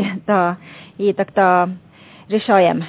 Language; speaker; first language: Russian; non-native, learner; Estonian